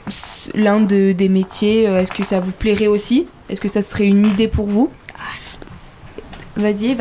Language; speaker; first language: French; native; French